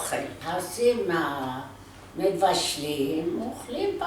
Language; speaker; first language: Hebrew; non-native, learner; Arabic